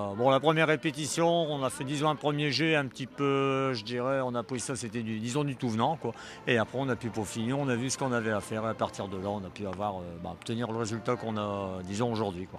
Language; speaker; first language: French; native; French